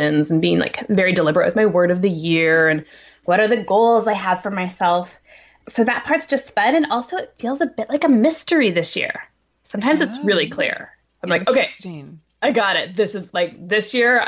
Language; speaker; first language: English; native; English